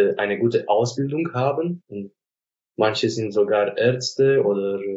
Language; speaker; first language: German; non-native, fluent; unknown